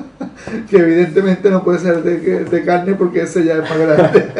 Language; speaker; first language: Spanish; native; Spanish